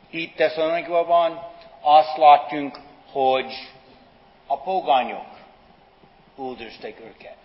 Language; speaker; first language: Hungarian; non-native, fluent; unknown